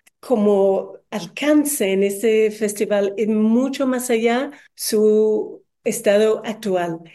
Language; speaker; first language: Spanish; non-native, learner; English